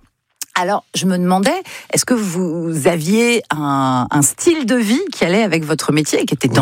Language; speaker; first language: French; native; French